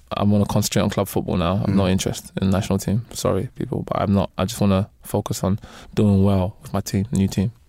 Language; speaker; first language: English; native; English